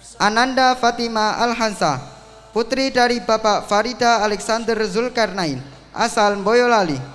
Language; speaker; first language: Indonesian; native; Indonesian